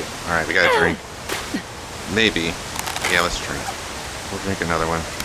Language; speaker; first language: English; native; English